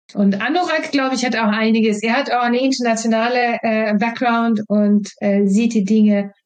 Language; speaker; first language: German; non-native, fluent; Swedish